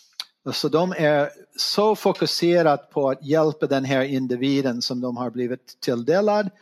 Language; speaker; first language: Swedish; non-native, fluent; English